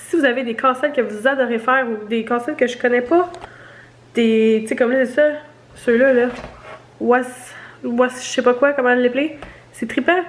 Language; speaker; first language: French; native; French